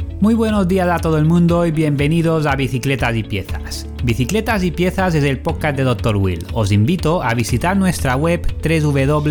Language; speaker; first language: Spanish; native; Spanish